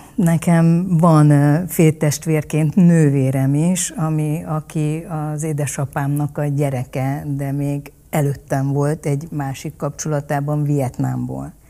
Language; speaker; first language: Hungarian; early bilingual, other home language; Vietnamese